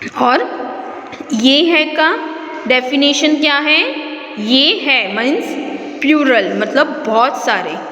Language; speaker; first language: Hindi; non-native, local second language; Gujarati